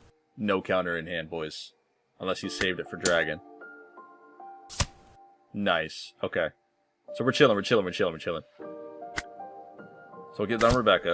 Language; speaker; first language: English; native; English